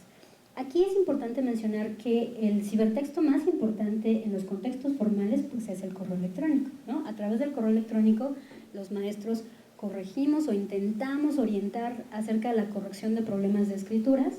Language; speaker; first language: Spanish; native; Spanish